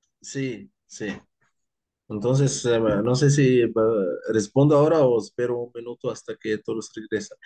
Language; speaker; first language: Spanish; non-native, fluent; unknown